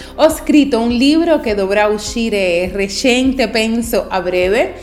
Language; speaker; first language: Italian; native; Italian